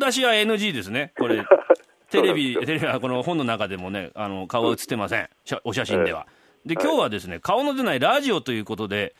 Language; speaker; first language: Japanese; native; Japanese